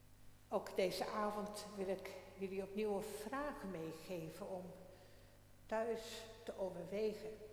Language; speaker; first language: Dutch; non-native, local second language; Western Frisian